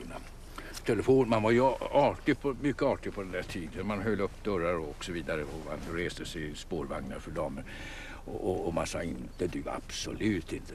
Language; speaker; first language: Swedish; native; Swedish